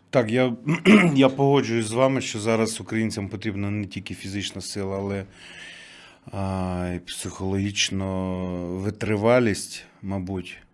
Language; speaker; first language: Ukrainian; native; Ukrainian